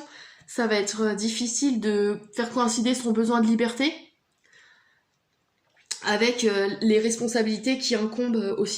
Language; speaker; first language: French; native; French